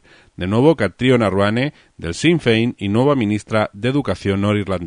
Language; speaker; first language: Spanish; native; Spanish